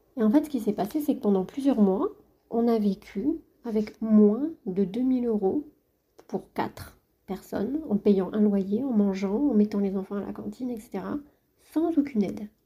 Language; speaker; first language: French; native; French